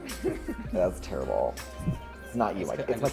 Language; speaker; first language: English; native; English